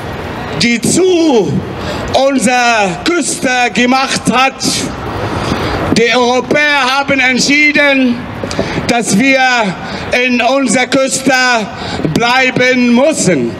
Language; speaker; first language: German; non-native, fluent; Arabic